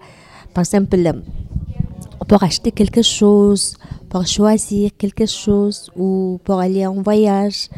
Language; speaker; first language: French; non-native, learner; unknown